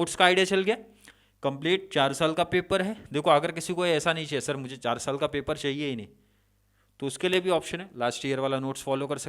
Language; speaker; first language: Hindi; native; Hindi